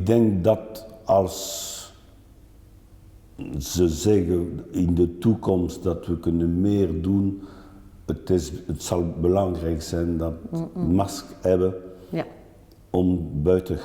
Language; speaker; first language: Dutch; non-native, local second language; French